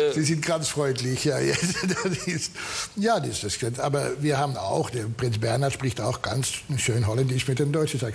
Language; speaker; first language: German; non-native, learner; Dutch